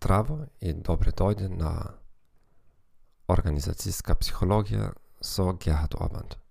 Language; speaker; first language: Macedonian; non-native, learner; German